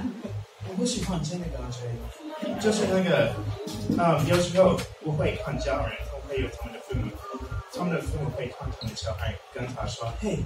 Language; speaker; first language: Chinese; non-native, learner; English